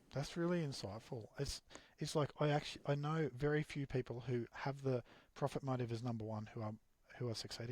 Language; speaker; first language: English; native; English